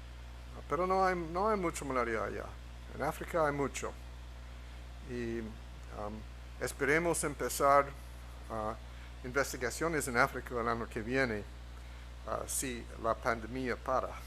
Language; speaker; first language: Spanish; non-native, fluent; English